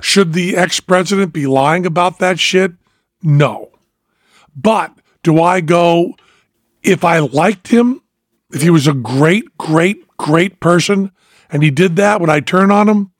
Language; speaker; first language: English; native; English